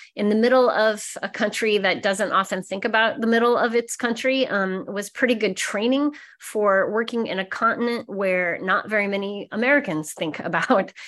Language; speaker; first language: English; native; English